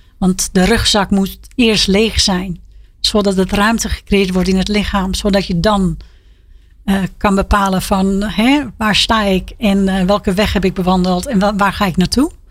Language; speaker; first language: Dutch; non-native, fluent; Persian